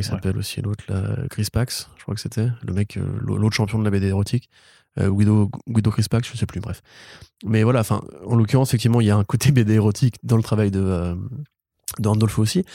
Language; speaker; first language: French; native; French